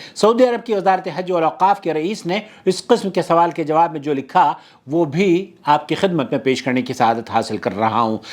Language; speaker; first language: Urdu; native; Urdu